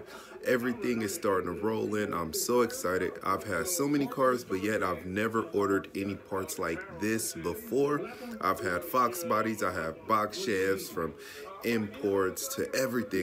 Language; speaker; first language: English; native; English